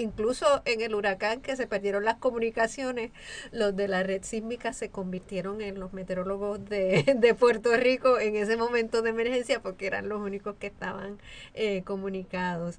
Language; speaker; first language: Spanish; native; Spanish